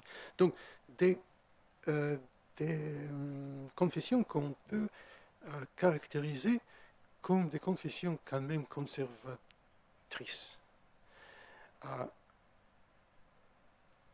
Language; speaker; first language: French; non-native, fluent; Russian